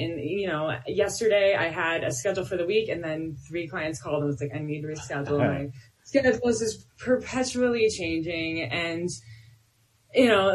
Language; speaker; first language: English; native; English